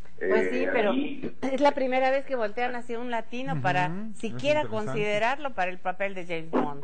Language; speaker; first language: Spanish; native; Spanish